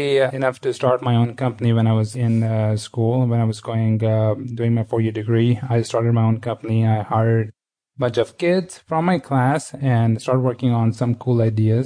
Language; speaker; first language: English; non-native, local second language; Urdu